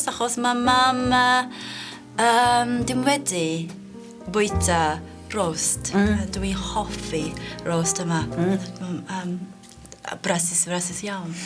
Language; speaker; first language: Welsh; non-native, learner; Japanese